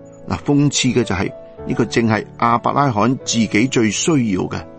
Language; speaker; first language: Chinese; non-native, local second language; Cantonese